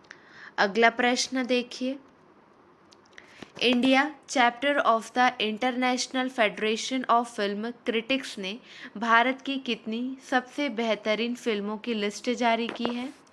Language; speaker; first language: Hindi; native; Hindi